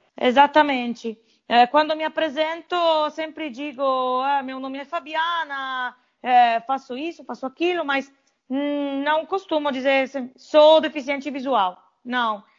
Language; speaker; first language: Portuguese; non-native, fluent; Italian